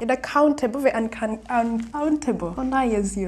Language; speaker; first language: Turkish; non-native, learner; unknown